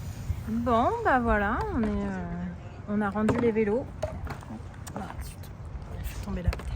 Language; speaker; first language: French; native; French